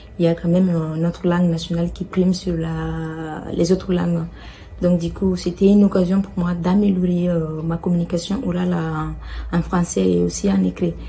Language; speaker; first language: French; non-native, local second language; Bambara